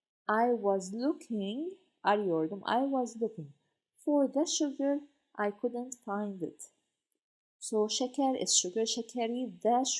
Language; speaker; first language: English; non-native, fluent; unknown